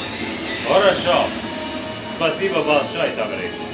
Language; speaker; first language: Russian; non-native, learner; English